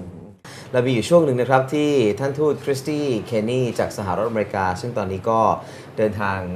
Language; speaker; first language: Thai; native; Thai